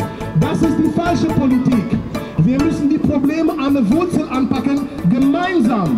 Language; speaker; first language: German; non-native, fluent; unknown